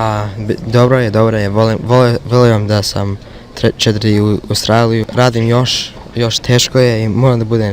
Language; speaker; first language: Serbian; early bilingual, heritage; Serbian